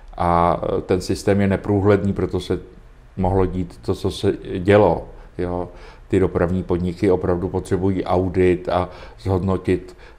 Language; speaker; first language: Czech; native; Czech